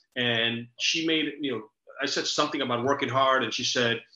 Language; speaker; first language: English; early bilingual, other home language; Spanish